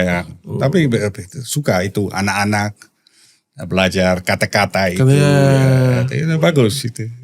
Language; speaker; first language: Indonesian; non-native, learner; Dutch